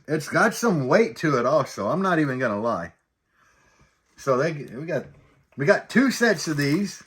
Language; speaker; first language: English; native; English